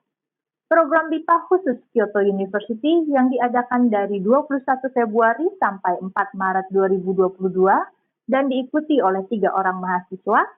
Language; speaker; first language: Indonesian; native; Indonesian